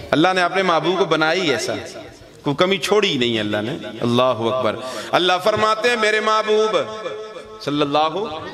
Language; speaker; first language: Urdu; non-native, local second language; Northern Hindko